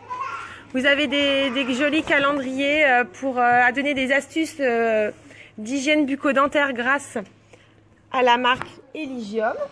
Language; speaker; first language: French; native; French